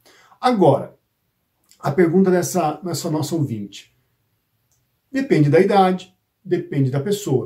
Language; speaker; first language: Portuguese; native; Portuguese